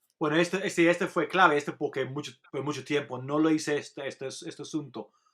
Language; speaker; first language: Spanish; non-native, fluent; English